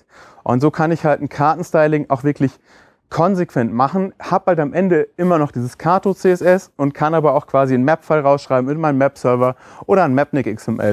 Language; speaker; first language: German; native; German